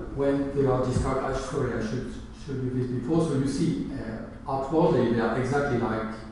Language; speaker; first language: English; non-native, fluent; French